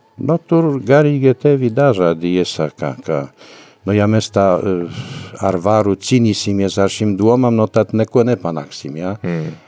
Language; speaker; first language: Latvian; non-native, fluent; Polish